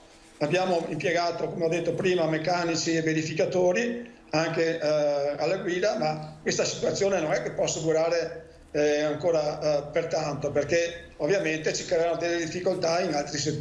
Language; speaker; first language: Italian; native; Italian